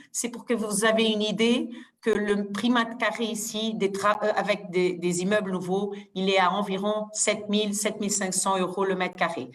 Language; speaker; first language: French; non-native, fluent; Portuguese